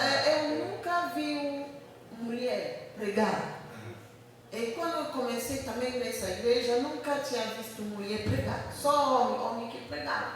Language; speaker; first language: Portuguese; non-native, learner; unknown